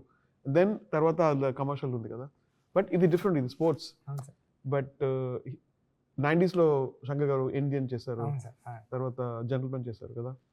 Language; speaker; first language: Telugu; non-native, learner; Tamil